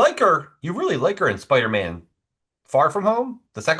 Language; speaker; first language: English; native; English